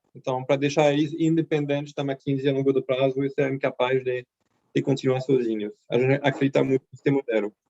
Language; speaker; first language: Portuguese; non-native, fluent; French